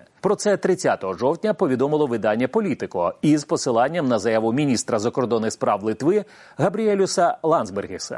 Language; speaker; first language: Ukrainian; native; Ukrainian